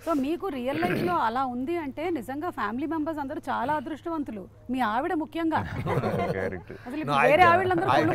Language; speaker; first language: Telugu; native; Telugu